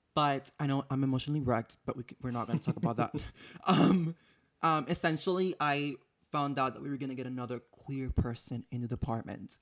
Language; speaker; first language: English; non-native, fluent; Spanish